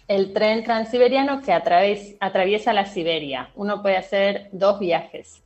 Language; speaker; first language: Spanish; native; Spanish